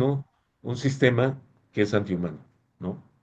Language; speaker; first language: Spanish; native; Spanish